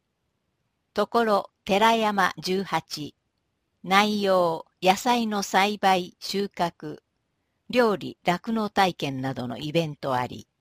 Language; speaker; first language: Japanese; native; Japanese